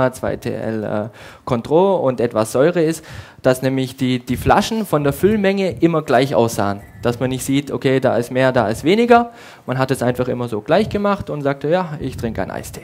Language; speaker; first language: German; native; German